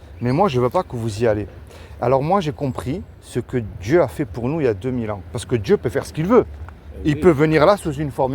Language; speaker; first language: French; native; French